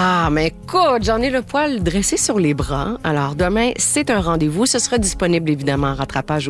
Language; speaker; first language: French; native; French